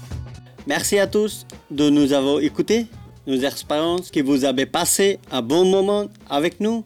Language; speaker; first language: French; non-native, learner; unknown